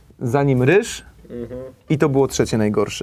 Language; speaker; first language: Polish; native; Polish